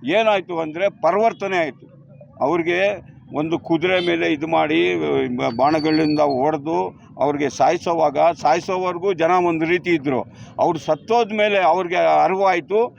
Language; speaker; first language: Kannada; non-native, local second language; Urdu